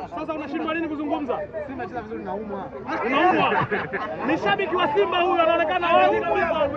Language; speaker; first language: Swahili; native; Swahili